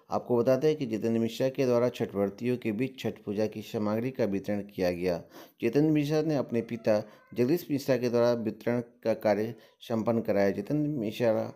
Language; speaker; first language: Hindi; native; Hindi